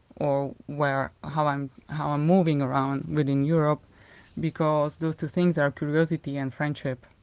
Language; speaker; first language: English; non-native, fluent; Slovak